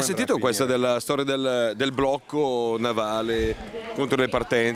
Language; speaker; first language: Italian; native; Italian